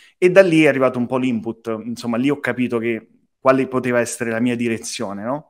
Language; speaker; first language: Italian; native; Italian